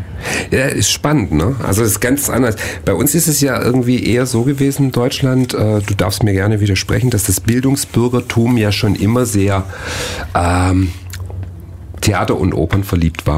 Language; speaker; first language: German; native; German